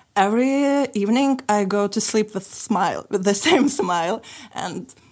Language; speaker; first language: English; non-native, fluent; Lithuanian